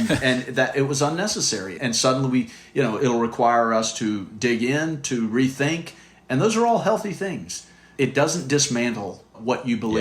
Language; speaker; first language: English; native; English